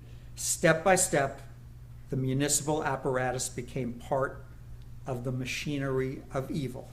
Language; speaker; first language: English; native; English